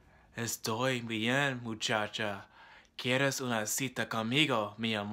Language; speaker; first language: Spanish; non-native, learner; English